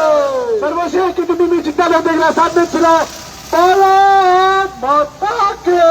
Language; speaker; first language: Hindi; non-native, local second language; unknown